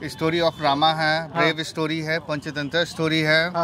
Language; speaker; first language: Hindi; native; Hindi